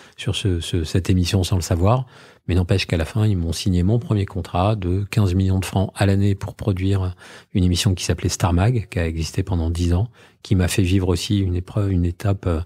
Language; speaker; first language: French; native; French